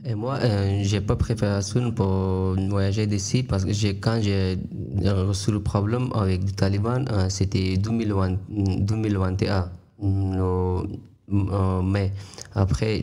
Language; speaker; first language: French; non-native, learner; Persian